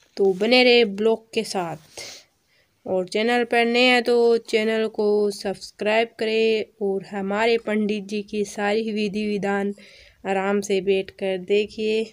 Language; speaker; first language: Hindi; native; Hindi